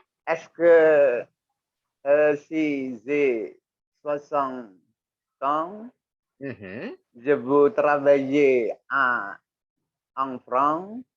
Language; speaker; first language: French; non-native, learner; Indonesian